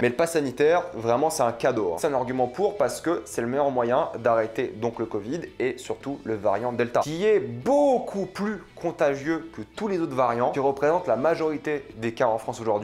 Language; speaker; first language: French; native; French